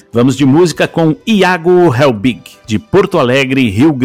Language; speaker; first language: Portuguese; native; Portuguese